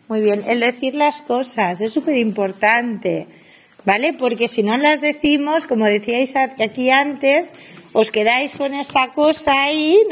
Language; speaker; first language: Spanish; native; Spanish